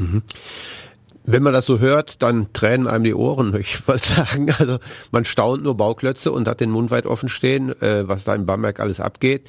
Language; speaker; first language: German; native; German